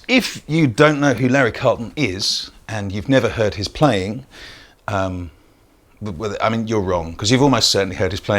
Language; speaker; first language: English; native; English